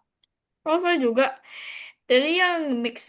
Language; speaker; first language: Indonesian; non-native, learner; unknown